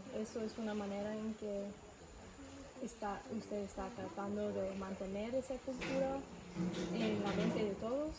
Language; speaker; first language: Spanish; non-native, learner; English